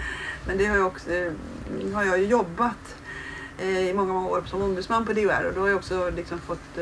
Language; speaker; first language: Swedish; native; Swedish